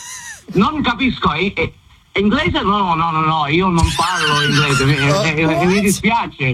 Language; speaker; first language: Italian; non-native, learner; English